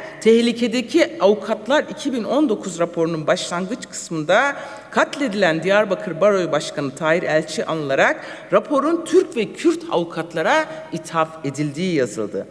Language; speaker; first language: Turkish; non-native, local second language; Kurdish